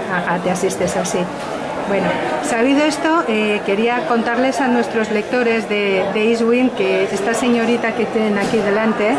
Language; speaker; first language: Spanish; native; Spanish